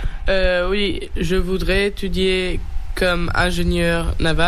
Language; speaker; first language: French; early bilingual, heritage; French